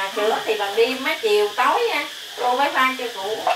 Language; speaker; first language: Vietnamese; native; Vietnamese